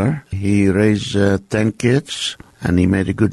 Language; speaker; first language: English; non-native, fluent; Arabic